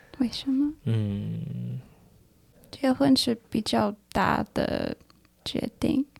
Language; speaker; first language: Chinese; early bilingual, heritage; English